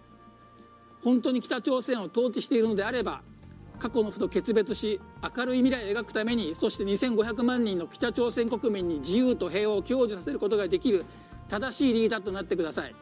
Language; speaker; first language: Japanese; native; Japanese